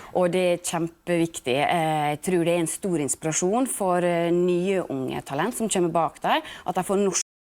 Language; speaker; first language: Norwegian; native; Norwegian